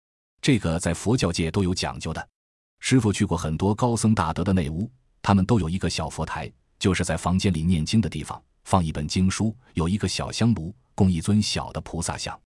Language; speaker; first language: Chinese; native; Chinese